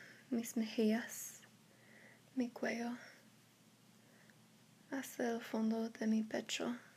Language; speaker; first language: Spanish; non-native, learner; English